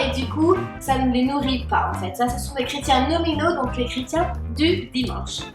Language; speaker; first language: French; native; French